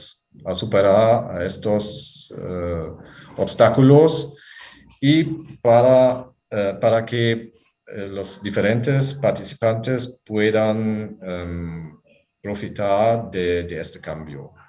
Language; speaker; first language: Spanish; non-native, fluent; German